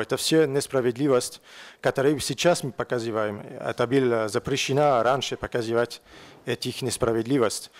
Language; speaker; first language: Russian; non-native, learner; French